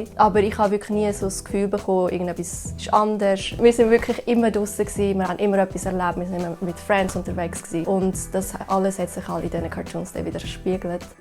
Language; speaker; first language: German; early bilingual, other home language; Turkish